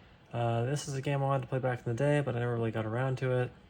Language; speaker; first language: English; native; English